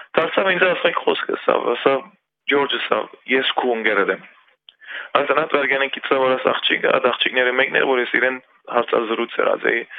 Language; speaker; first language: Armenian; early bilingual, heritage; Armenian